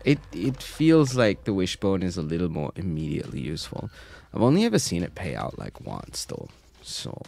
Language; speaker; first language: English; native; English